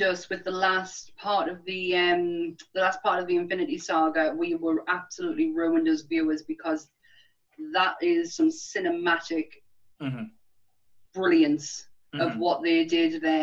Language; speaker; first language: English; native; English